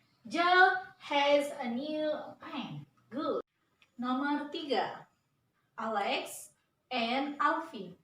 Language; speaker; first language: English; non-native, learner; Indonesian